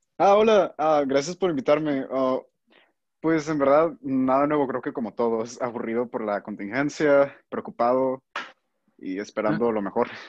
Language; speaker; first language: Spanish; native; Spanish